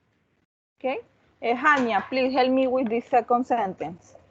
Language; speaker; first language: English; non-native, learner; Spanish